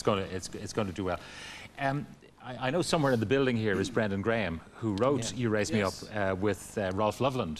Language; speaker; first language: English; native; English